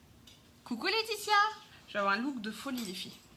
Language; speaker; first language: French; native; French